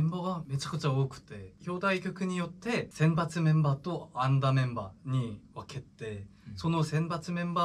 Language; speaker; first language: Japanese; non-native, fluent; Korean